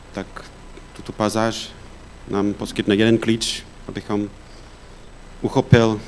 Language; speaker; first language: Czech; non-native, fluent; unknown